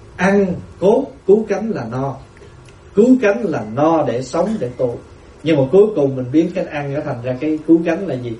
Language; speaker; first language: Vietnamese; native; Vietnamese